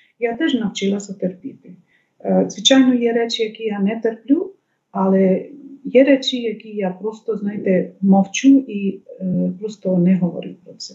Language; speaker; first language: Ukrainian; non-native, fluent; Bangla